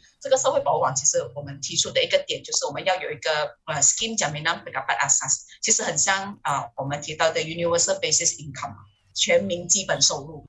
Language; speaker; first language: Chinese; native; Chinese